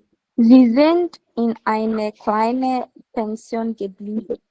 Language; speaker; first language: German; non-native, learner; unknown